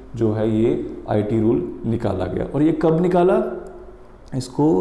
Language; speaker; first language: Hindi; native; Hindi